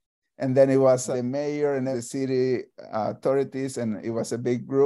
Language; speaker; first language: English; non-native, fluent; Spanish